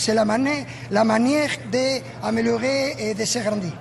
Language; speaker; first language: French; non-native, learner; Spanish